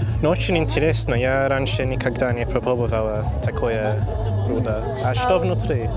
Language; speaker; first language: Russian; non-native, learner; English